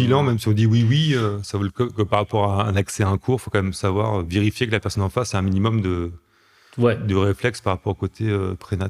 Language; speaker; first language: French; native; French